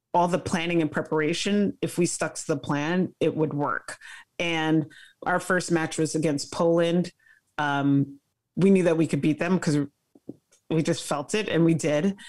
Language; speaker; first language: English; native; English